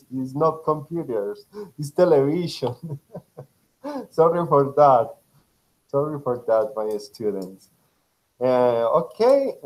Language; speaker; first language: English; non-native, fluent; Spanish